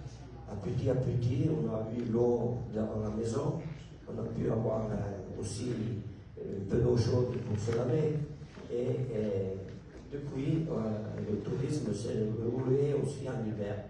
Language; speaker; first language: French; non-native, local second language; Italian